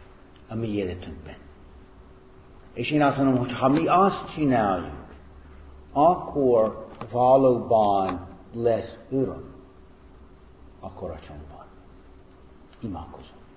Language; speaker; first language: Hungarian; non-native, fluent; English